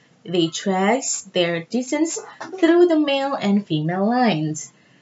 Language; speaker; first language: English; non-native, fluent; Indonesian